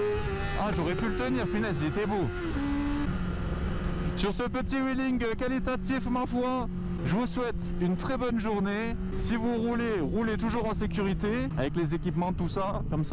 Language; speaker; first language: French; native; French